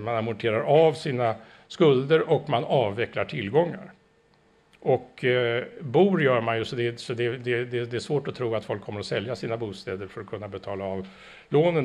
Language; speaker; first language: Swedish; native; Swedish